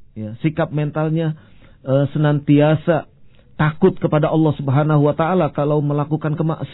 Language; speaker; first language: Indonesian; native; Indonesian